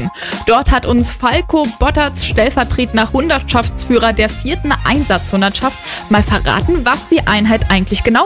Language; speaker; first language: German; native; German